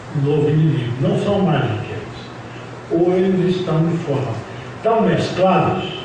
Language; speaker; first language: Portuguese; native; Portuguese